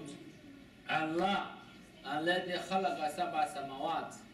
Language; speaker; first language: Arabic; non-native, learner; Chinese